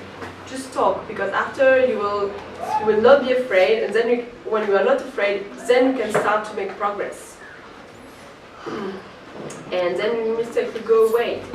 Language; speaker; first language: English; non-native, fluent; French